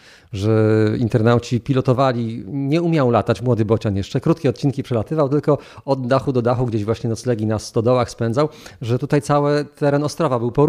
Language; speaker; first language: Polish; native; Polish